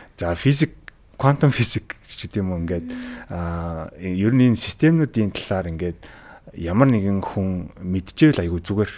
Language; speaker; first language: Mongolian; native; Mongolian